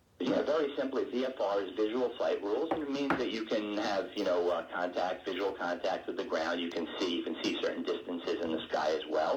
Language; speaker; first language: English; native; English